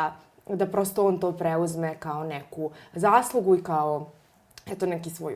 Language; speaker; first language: Serbian; native; Serbian